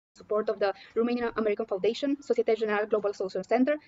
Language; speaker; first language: English; non-native, fluent; Romanian